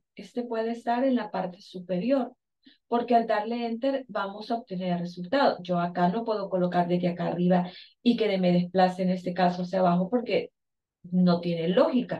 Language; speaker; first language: Spanish; native; Spanish